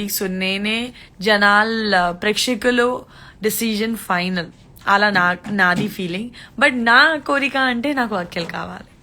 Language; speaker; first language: Telugu; non-native, local second language; Gujarati